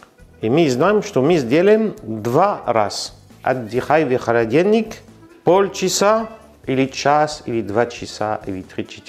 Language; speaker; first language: Russian; non-native, learner; French